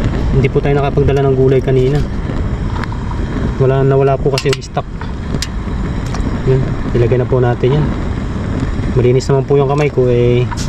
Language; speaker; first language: Filipino; native; Filipino